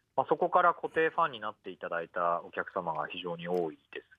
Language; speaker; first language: Japanese; native; Japanese